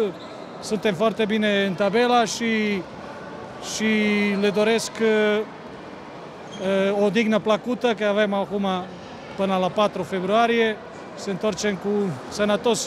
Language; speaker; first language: Romanian; non-native, fluent; Serbian